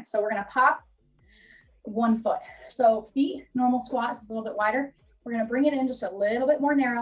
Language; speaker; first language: English; native; English